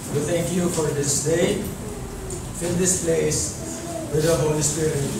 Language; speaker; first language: English; non-native, local second language; Filipino